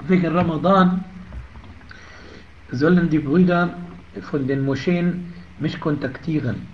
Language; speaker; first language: German; non-native, fluent; Arabic